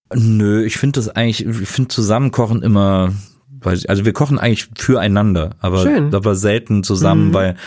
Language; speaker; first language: German; native; German